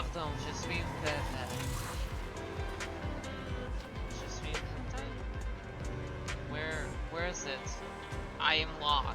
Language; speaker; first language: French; non-native, learner; English